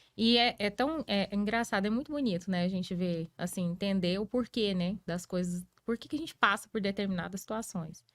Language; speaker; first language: Portuguese; native; Portuguese